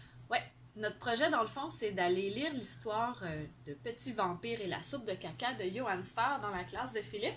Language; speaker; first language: French; native; French